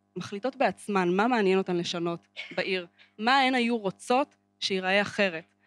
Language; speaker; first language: Hebrew; native; Hebrew